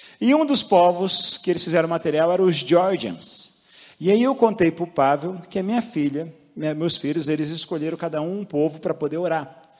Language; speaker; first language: Portuguese; native; Portuguese